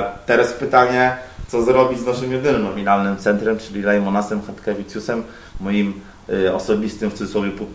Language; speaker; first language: Polish; native; Polish